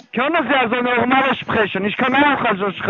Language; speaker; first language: German; non-native, learner; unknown